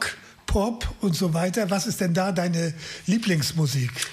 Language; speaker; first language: German; native; German